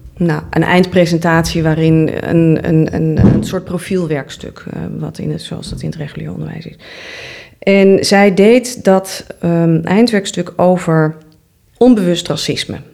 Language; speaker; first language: Dutch; native; Dutch